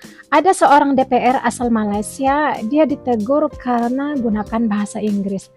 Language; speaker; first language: Indonesian; native; Indonesian